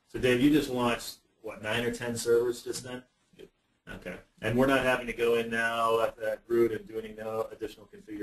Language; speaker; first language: English; native; English